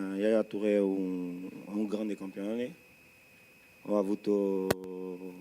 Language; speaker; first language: Italian; non-native, learner; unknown